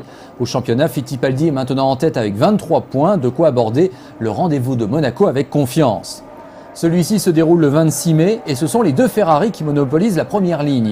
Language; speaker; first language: French; native; French